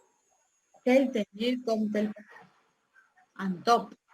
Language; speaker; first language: French; non-native, fluent; Spanish